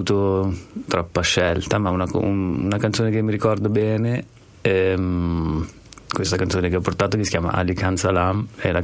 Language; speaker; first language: Italian; native; Italian